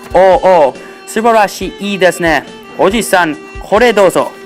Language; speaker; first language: Japanese; non-native, learner; English